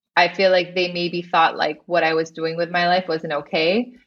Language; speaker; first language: English; native; English